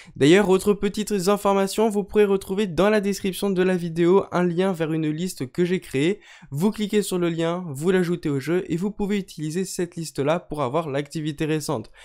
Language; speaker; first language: French; native; French